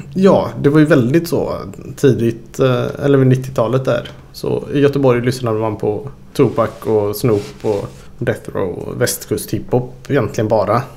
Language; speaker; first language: Swedish; native; Swedish